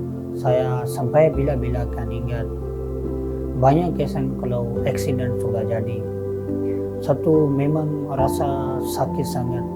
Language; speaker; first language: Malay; non-native, learner; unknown